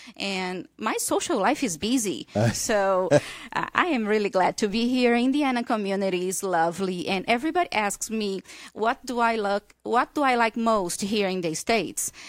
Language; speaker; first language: English; non-native, fluent; Portuguese